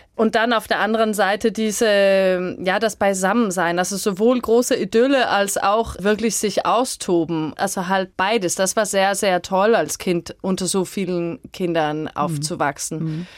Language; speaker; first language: German; non-native, fluent; Danish